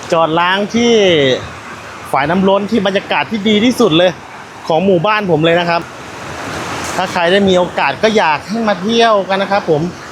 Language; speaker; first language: Thai; non-native, local second language; Northeastern Thai